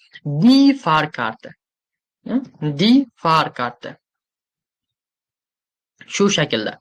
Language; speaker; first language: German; non-native, fluent; Uzbek